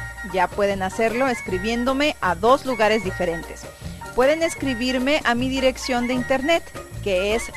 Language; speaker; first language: Spanish; native; Spanish